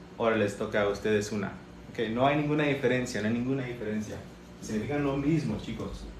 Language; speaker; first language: Spanish; early bilingual, heritage; Spanish